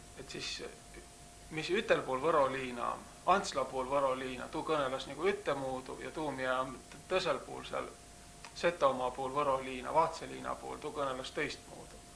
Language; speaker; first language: Estonian; native; Estonian